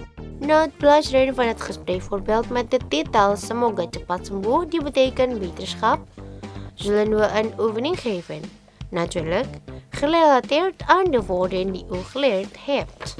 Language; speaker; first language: Dutch; non-native, learner; Indonesian